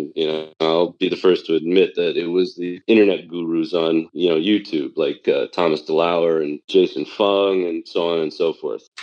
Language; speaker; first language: English; early bilingual, other home language; Chinese